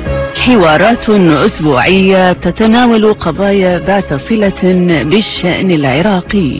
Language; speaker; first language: Arabic; native; Arabic